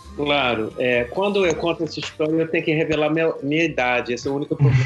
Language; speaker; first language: Portuguese; non-native, fluent; English